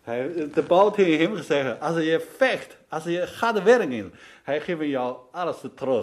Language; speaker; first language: Dutch; non-native, learner; Chinese